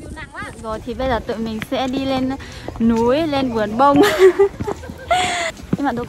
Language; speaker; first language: Vietnamese; native; Vietnamese